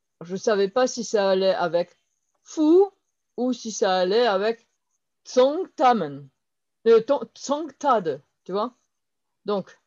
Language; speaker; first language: French; non-native, fluent; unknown